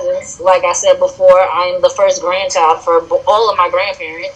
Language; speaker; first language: English; native; English